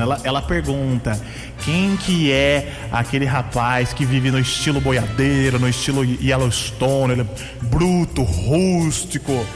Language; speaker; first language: Portuguese; native; Portuguese